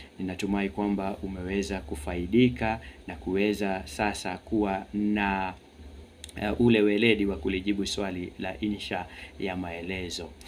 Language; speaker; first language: Swahili; non-native, local second language; Kikuyu